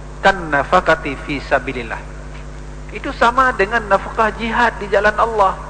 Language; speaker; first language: Indonesian; non-native, local second language; Achinese